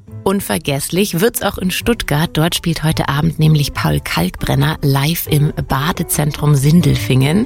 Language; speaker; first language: German; native; German